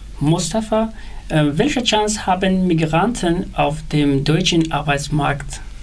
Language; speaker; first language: German; non-native, learner; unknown